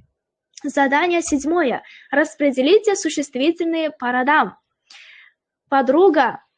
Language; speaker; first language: Russian; non-native, local second language; Uzbek